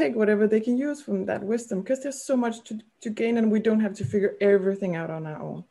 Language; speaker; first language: English; non-native, fluent; Danish